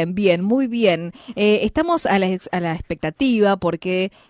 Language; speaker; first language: Spanish; native; Spanish